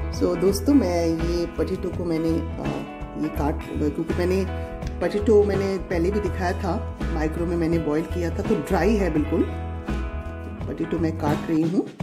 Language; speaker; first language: Hindi; non-native, local second language; Bangla